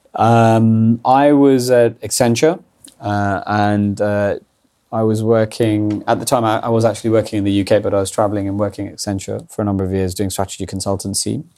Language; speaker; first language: English; early bilingual, other home language; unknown